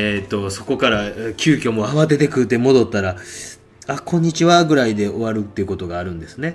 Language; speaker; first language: Japanese; native; Japanese